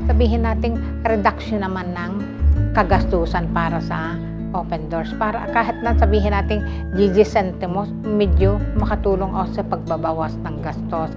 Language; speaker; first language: Filipino; native; Filipino